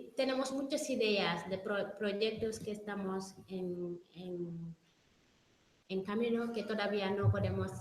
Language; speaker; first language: Spanish; non-native, fluent; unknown